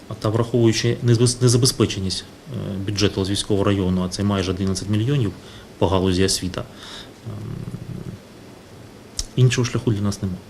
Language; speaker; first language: Ukrainian; native; Ukrainian